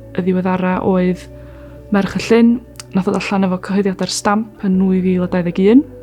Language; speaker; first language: Welsh; native; Welsh